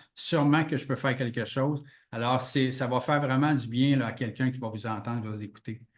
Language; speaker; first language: French; native; French